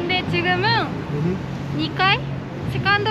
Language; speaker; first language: Korean; non-native, learner; Japanese